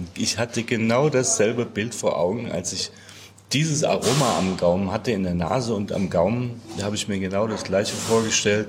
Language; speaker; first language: German; native; German